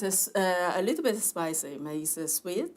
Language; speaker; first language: English; non-native, learner; Chinese